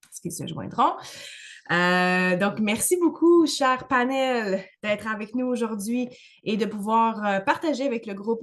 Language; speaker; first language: French; native; French